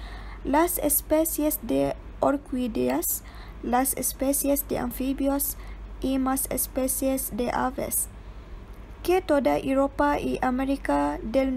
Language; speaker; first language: Spanish; non-native, learner; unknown